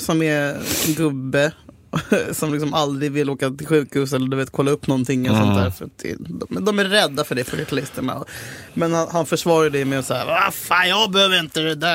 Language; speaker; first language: Swedish; native; Swedish